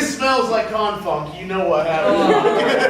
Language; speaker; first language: English; native; English